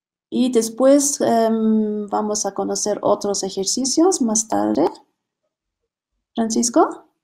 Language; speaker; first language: Spanish; non-native, fluent; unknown